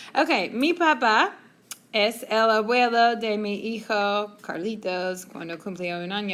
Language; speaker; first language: Spanish; non-native, fluent; English